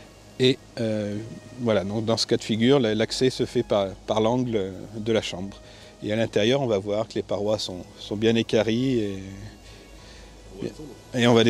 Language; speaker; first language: French; native; French